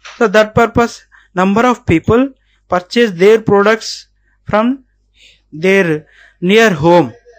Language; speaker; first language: English; non-native, local second language; Telugu